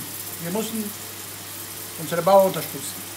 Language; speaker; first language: German; non-native, fluent; Italian